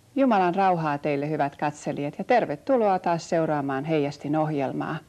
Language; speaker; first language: Finnish; native; Finnish